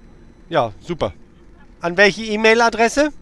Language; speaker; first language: German; native; German